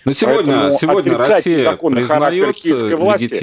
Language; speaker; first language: Russian; native; Russian